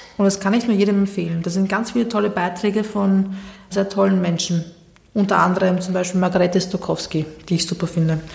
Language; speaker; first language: German; early bilingual, other home language; Bosnian